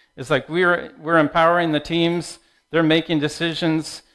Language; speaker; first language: English; native; English